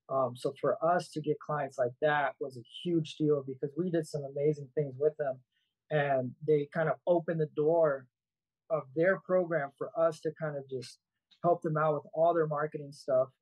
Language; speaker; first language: English; native; English